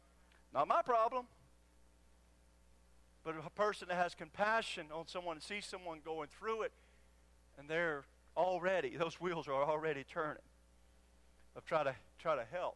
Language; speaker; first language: English; native; English